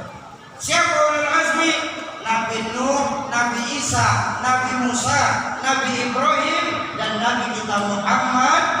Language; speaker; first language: Indonesian; native; Indonesian